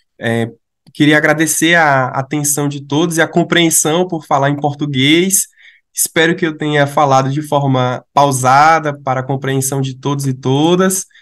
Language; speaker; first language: Portuguese; native; Portuguese